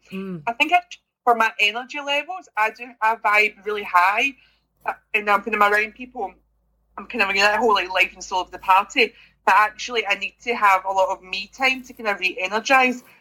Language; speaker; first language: English; native; English